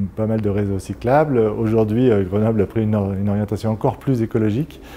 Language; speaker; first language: French; native; French